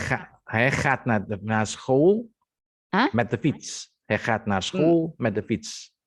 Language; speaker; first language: Dutch; non-native, fluent; Indonesian